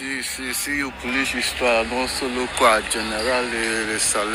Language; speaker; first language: Italian; non-native, learner; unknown